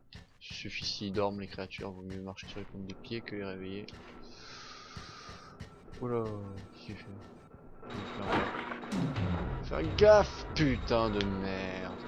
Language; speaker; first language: French; native; French